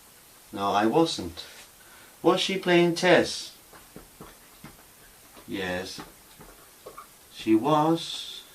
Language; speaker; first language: English; non-native, fluent; Spanish